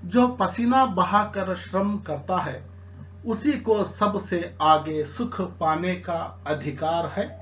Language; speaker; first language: Hindi; non-native, local second language; Telugu